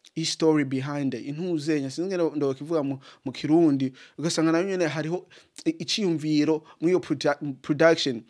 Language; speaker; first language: Rundi; native; Rundi